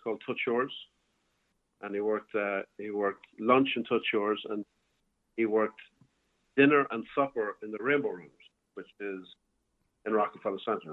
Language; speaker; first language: English; native; English